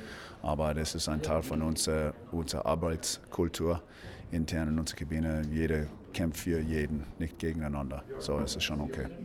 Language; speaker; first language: German; non-native, fluent; English